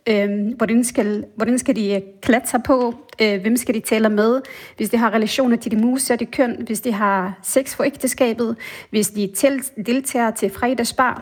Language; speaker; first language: Danish; non-native, fluent; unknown